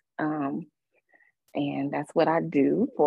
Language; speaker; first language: English; native; English